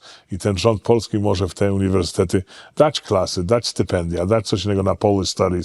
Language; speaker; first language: Polish; early bilingual, heritage; Polish